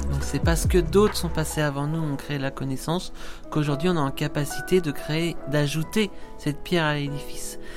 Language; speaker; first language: French; native; French